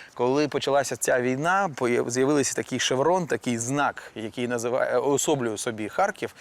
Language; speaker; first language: Ukrainian; native; Ukrainian